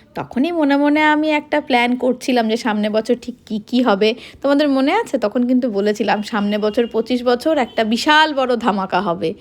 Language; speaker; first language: Bangla; non-native, local second language; Hindi